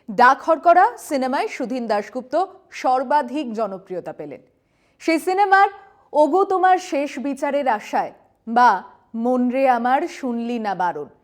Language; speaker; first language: Bangla; native; Bangla